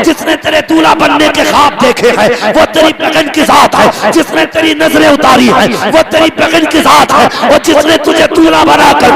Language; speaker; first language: Hindi; native; Hindi